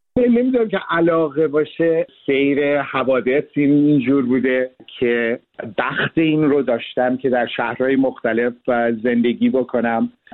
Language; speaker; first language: Persian; early bilingual, heritage; Persian